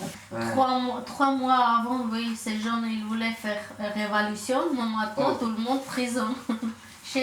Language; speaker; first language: French; non-native, learner; Armenian